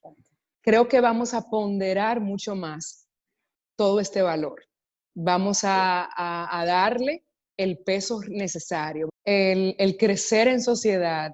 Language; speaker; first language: Spanish; native; Spanish